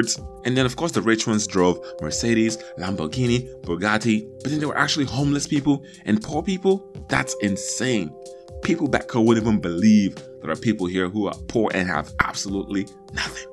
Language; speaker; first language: English; non-native, local second language; Igbo